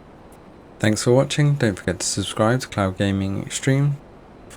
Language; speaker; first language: English; native; English